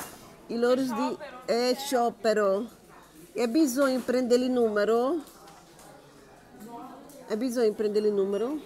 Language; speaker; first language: Italian; non-native, learner; Portuguese